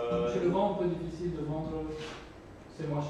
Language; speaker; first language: French; non-native, learner; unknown